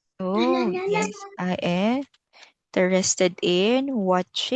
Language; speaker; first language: English; non-native, local second language; Filipino